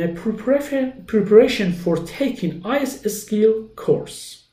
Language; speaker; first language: English; non-native, fluent; Persian